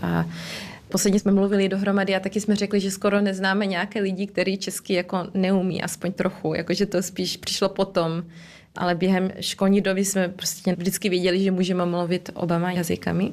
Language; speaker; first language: Czech; early bilingual, heritage; Czech